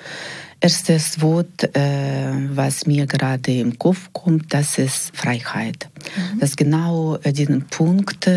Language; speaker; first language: German; non-native, fluent; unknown